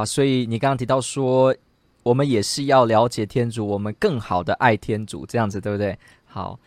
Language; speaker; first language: Chinese; native; Chinese